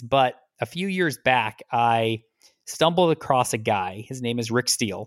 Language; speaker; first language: English; native; English